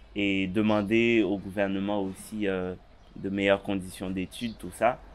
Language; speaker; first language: French; native; French